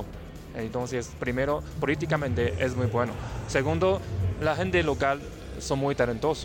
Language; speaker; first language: Spanish; non-native, learner; Chinese